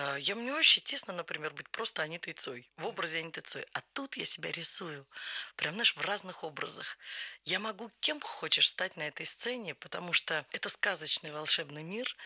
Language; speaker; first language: Russian; native; Russian